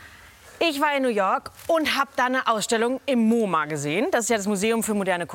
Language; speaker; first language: German; native; German